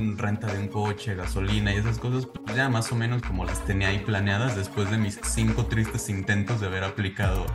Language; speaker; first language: Spanish; native; Spanish